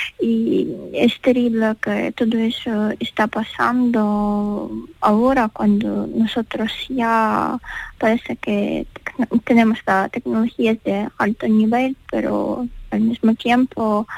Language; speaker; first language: Spanish; non-native, learner; Ukrainian